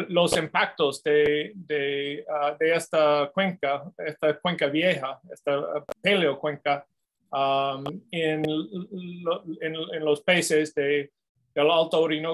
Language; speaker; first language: Spanish; non-native, fluent; English